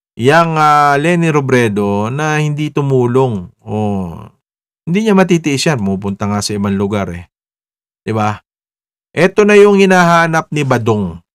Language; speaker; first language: Filipino; native; Filipino